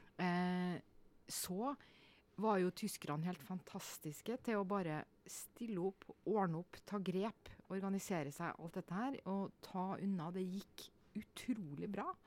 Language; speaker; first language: Norwegian; native; Norwegian